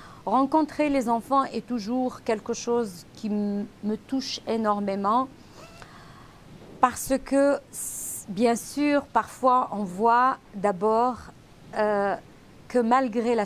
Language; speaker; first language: French; non-native, local second language; Arabic